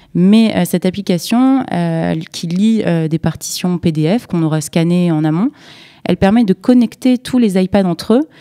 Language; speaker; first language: French; native; French